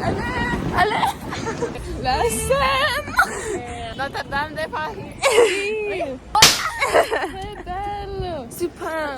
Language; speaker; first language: French; non-native, learner; Lithuanian